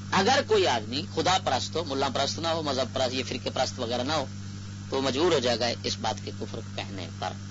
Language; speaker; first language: Urdu; non-native, local second language; Punjabi